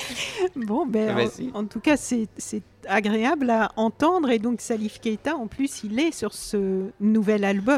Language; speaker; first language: French; native; French